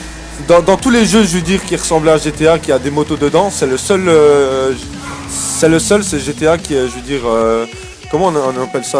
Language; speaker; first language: French; native; French